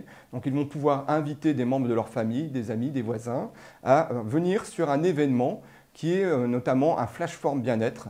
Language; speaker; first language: French; native; French